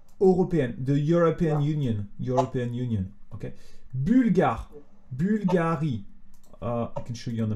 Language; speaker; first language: English; non-native, fluent; French